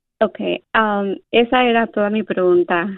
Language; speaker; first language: Spanish; early bilingual, other home language; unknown